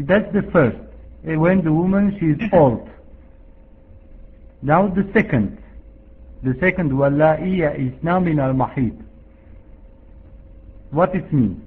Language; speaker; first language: English; non-native, fluent; Arabic